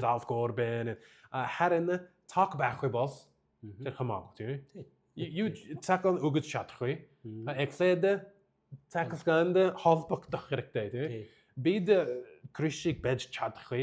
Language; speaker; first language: Mongolian; non-native, learner; English